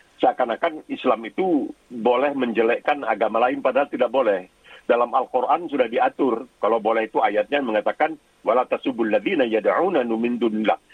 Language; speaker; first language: Indonesian; native; Indonesian